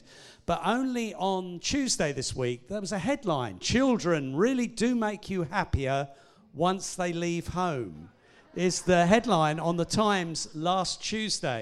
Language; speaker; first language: English; native; English